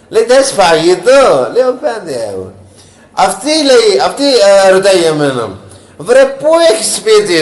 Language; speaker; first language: Greek; non-native, learner; Punjabi